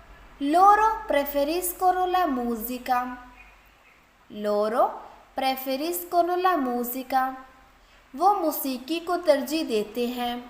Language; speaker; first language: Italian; non-native, fluent; Urdu